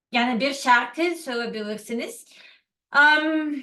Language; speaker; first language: Turkish; non-native, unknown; Serbian